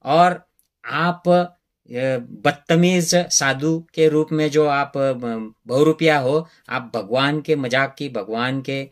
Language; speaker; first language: Hindi; non-native, local second language; Marathi